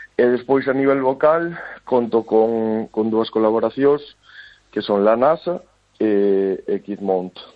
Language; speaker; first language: Galician; non-native, local second language; Spanish